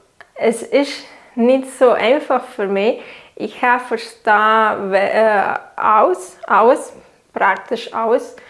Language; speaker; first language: German; non-native, learner; Catalan